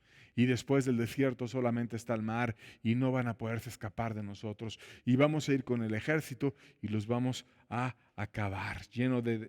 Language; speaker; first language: Spanish; native; Spanish